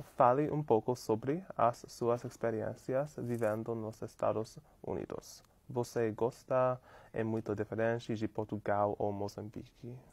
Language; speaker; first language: Portuguese; non-native, learner; English